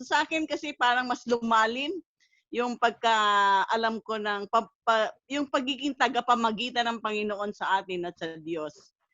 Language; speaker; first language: Filipino; native; Filipino